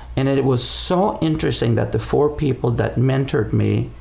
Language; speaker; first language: English; non-native, fluent; Spanish